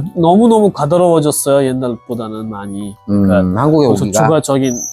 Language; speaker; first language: Korean; non-native, fluent; Uzbek